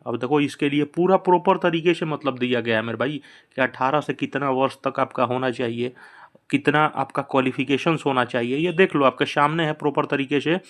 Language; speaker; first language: Hindi; native; Hindi